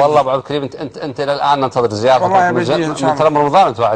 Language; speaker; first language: Arabic; native; Arabic